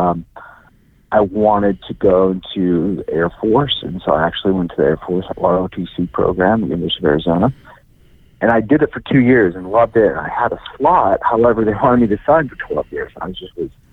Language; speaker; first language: English; native; English